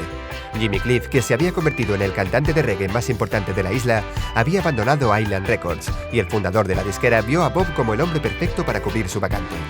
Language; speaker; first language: Spanish; native; Spanish